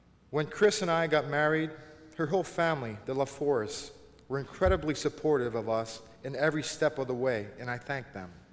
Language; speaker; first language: English; non-native, local second language; French